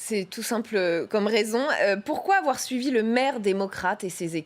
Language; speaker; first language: French; native; French